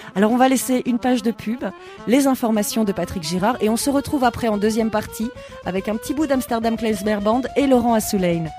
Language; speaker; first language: French; native; French